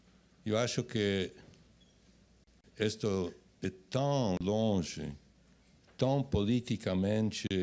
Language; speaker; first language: Portuguese; non-native, fluent; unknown